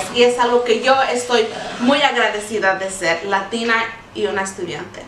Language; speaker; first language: Spanish; early bilingual, heritage; Spanish